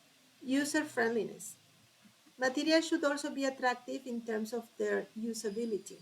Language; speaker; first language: English; non-native, fluent; Spanish